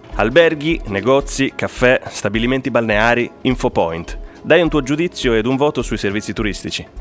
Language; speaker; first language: Italian; native; Italian